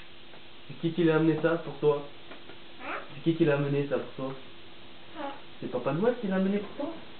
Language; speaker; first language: French; native; French